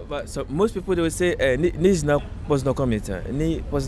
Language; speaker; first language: English; native; English